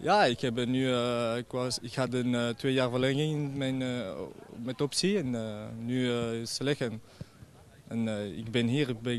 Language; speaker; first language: Dutch; non-native, learner; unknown